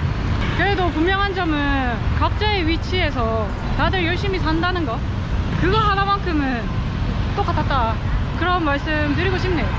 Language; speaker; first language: Korean; native; Korean